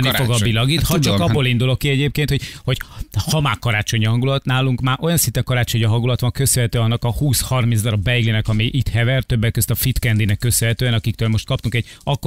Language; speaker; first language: Hungarian; native; Hungarian